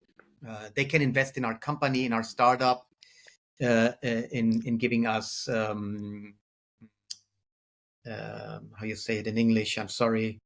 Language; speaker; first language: English; non-native, fluent; German